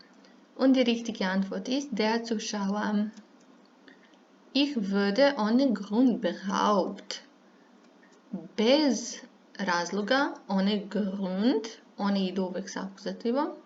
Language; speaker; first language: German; non-native, fluent; Serbian